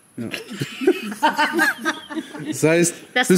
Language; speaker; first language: German; native; German